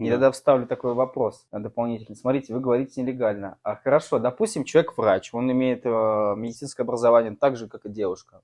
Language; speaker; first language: Russian; native; Russian